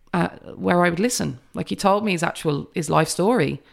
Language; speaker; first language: English; native; English